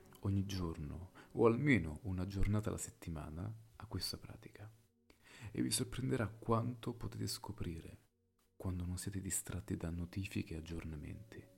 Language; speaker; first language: Italian; native; Italian